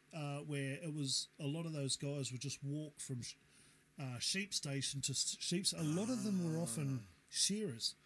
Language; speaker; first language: English; native; English